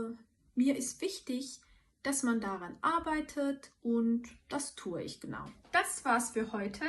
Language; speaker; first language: German; non-native, fluent; Turkish